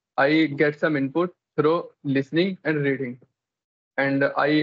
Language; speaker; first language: English; non-native, local second language; Hindi